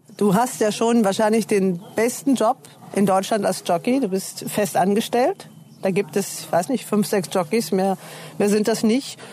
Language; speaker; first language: German; native; German